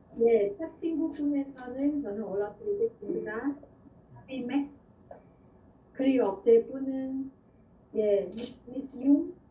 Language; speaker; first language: Korean; non-native, fluent; Vietnamese